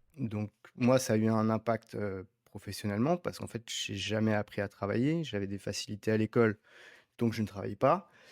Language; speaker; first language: French; native; French